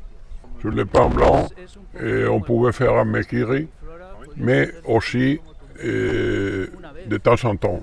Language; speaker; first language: French; non-native, learner; Spanish